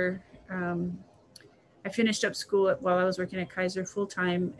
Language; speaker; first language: English; native; English